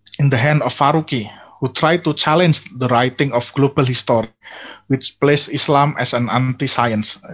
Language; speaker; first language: English; non-native, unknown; Indonesian